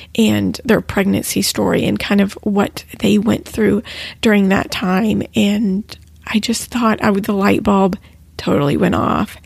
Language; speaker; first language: English; native; English